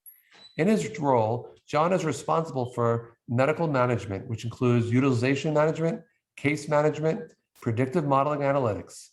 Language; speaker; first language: English; native; English